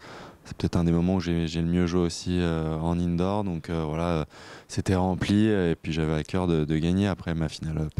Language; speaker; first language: French; native; French